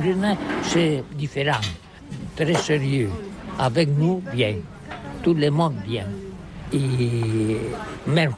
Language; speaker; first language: French; non-native, learner; Catalan